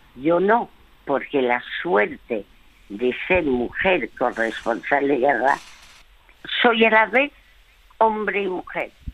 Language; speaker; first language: Spanish; early bilingual, other home language; French